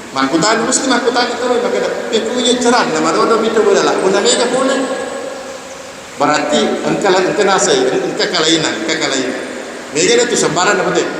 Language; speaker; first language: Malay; non-native, local second language; Buginese